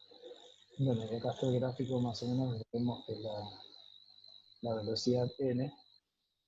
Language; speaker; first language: Spanish; native; Spanish